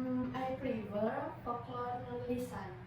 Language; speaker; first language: English; non-native, learner; Indonesian